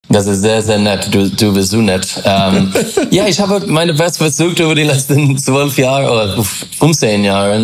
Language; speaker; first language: German; non-native, learner; English